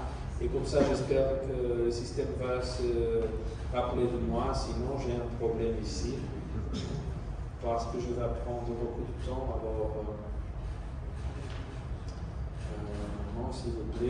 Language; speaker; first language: French; non-native, learner; Spanish